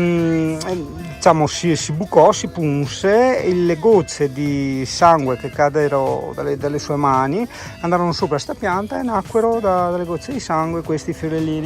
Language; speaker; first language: Italian; native; Italian